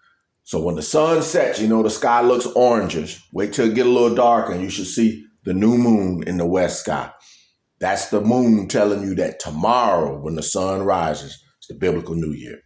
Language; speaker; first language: English; native; English